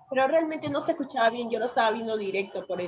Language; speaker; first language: Spanish; native; Spanish